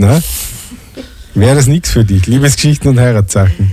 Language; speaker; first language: German; native; German